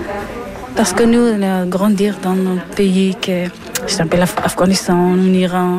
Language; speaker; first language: French; non-native, learner; Persian